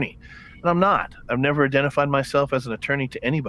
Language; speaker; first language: English; native; English